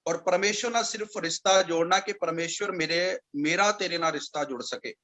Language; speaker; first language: Hindi; non-native, local second language; Punjabi